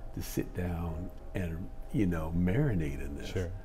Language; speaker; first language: English; native; English